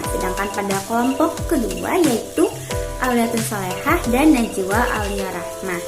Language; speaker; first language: Indonesian; non-native, local second language; Banjar